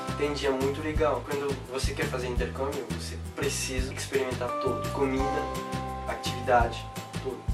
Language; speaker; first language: Portuguese; non-native, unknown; French